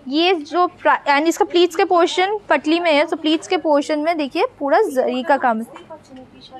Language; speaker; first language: Hindi; non-native, local second language; Bangla